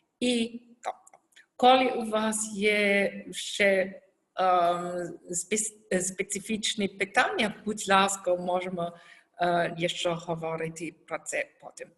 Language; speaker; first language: Ukrainian; non-native, learner; German